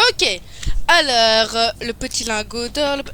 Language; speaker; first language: French; native; French